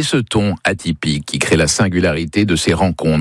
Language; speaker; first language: French; native; French